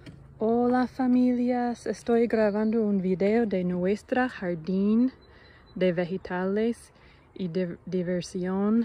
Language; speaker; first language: Spanish; non-native, learner; English